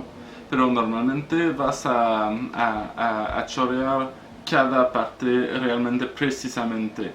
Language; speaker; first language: Spanish; non-native, learner; French